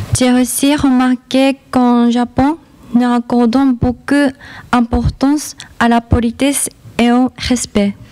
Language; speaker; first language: French; non-native, fluent; Japanese